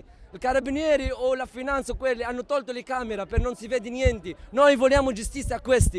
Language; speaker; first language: Italian; non-native, learner; Arabic